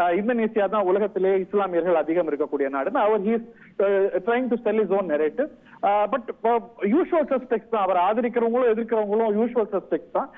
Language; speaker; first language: Tamil; native; Tamil